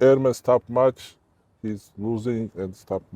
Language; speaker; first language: English; non-native, learner; Georgian